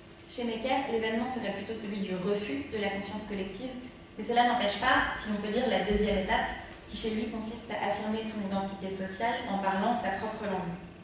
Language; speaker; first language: French; native; French